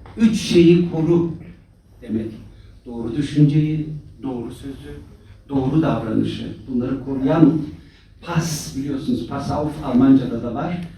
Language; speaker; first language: Turkish; native; Turkish